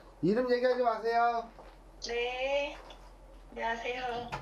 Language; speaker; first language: Korean; native; Korean